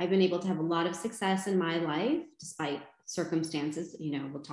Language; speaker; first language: English; native; English